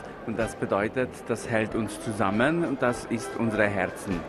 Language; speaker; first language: German; non-native, local second language; Hungarian